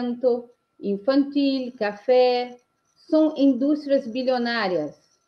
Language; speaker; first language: Portuguese; non-native, learner; Spanish